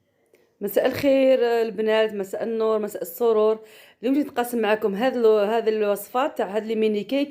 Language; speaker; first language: Arabic; native; Arabic